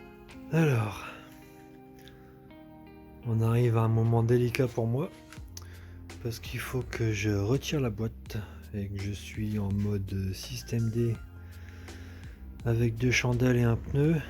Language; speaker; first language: French; native; French